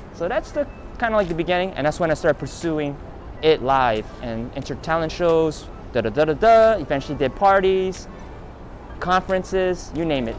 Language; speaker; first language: English; native; English